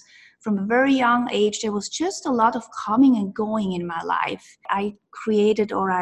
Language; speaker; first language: English; non-native, fluent; Swiss German